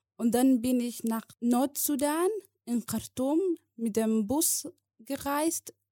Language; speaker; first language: German; non-native, learner; Somali